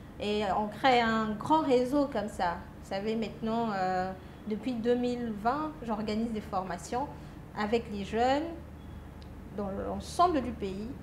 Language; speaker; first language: French; non-native, local second language; Lingala